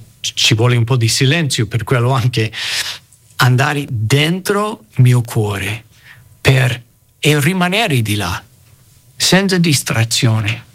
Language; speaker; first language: Italian; non-native, fluent; English